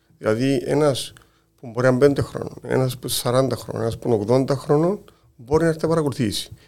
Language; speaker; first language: Greek; native; Greek